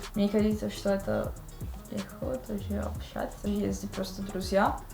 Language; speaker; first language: Russian; non-native, learner; Italian